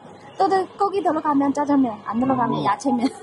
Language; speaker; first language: Korean; non-native, learner; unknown